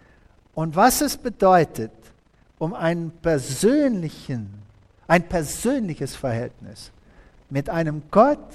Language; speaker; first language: German; early bilingual, heritage; German